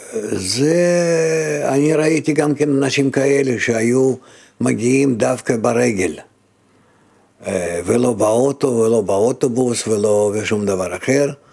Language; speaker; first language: Hebrew; non-native, fluent; Russian